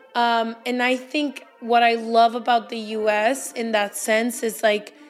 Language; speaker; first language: English; early bilingual, heritage; Spanish